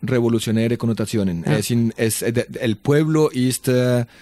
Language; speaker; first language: German; non-native, fluent; Spanish